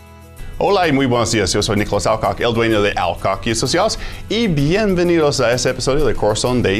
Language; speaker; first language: Spanish; non-native, fluent; English